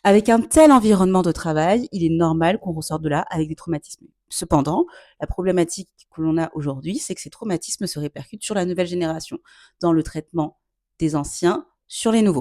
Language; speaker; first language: French; native; French